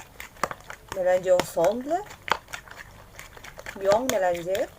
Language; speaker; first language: French; non-native, learner; Indonesian